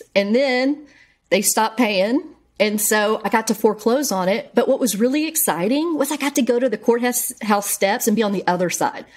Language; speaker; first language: English; native; English